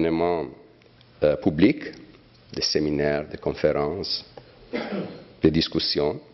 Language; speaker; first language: French; non-native, fluent; Italian